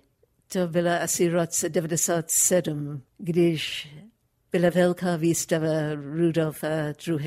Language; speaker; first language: Czech; non-native, fluent; English